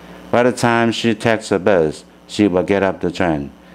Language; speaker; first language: English; non-native, fluent; Chinese